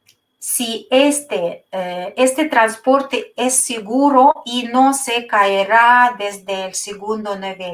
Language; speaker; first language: Spanish; non-native, fluent; Russian